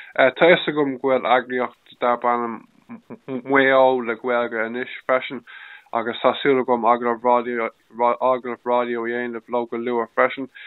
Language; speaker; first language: Irish; non-native, local second language; English